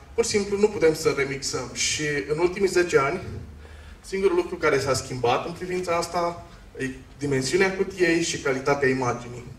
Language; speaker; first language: Romanian; non-native, local second language; Hungarian